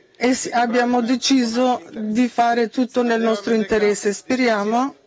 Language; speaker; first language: Italian; non-native, fluent; Macedonian